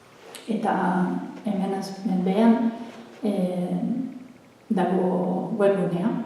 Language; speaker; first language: Basque; non-native, fluent; Italian